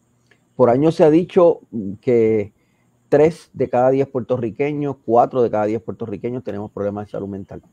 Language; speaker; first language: Spanish; native; Spanish